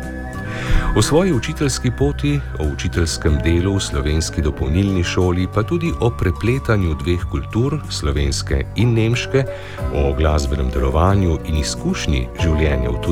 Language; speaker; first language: Slovenian; native; Slovenian